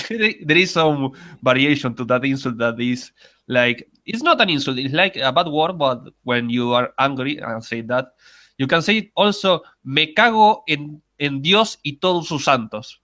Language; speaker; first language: English; non-native, learner; Spanish